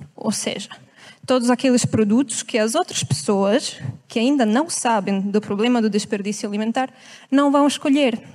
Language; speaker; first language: Portuguese; non-native, fluent; Italian